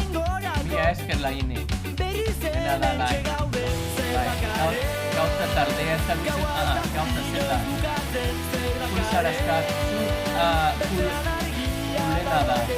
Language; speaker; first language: Basque; non-native, learner; English